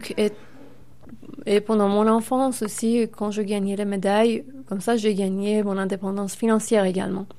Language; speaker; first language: French; non-native, fluent; Persian